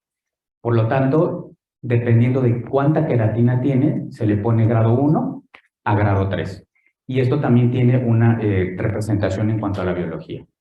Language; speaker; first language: Spanish; native; Spanish